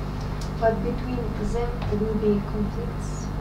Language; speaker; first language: English; non-native, fluent; Russian